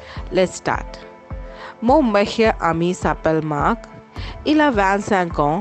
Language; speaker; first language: French; non-native, learner; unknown